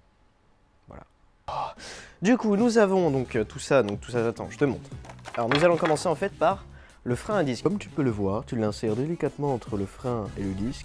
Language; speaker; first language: French; native; French